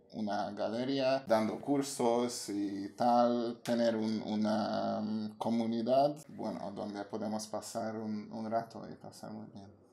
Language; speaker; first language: Spanish; non-native, fluent; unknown